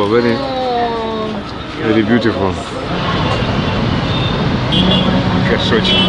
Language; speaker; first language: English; non-native, learner; Russian